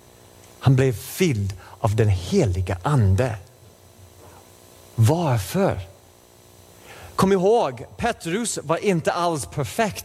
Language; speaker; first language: Swedish; non-native, fluent; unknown